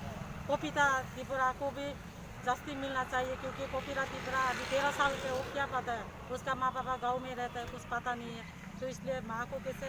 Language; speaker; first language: Hindi; non-native, local second language; Kok Borok